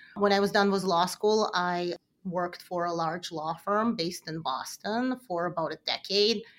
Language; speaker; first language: English; early bilingual, other home language; Russian